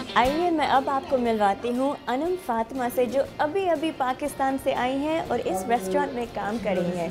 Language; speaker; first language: Hindi; early bilingual, heritage; Urdu